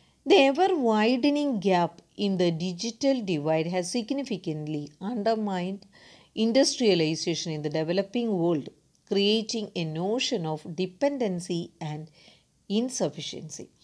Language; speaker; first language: English; non-native, local second language; Malayalam